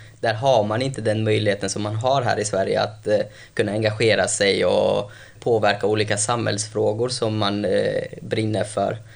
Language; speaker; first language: Swedish; early bilingual, other home language; Albanian